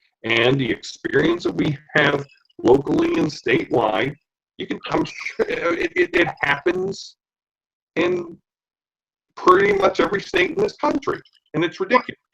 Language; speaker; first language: English; native; English